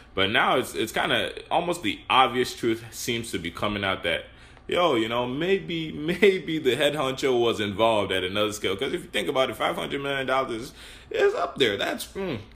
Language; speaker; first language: English; non-native, local second language; Yoruba